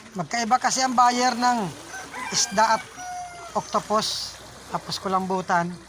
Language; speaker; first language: Filipino; native; Filipino